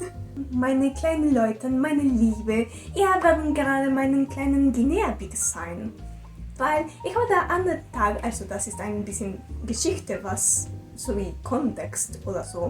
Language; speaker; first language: German; non-native, learner; Spanish